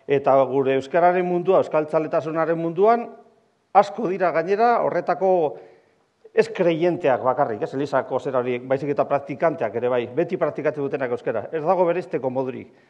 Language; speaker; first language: Basque; non-native, local second language; Spanish